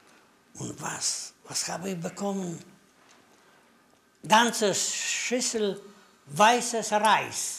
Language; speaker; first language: German; non-native, learner; Polish